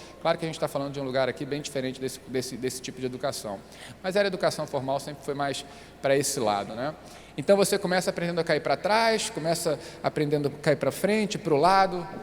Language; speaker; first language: Portuguese; native; Portuguese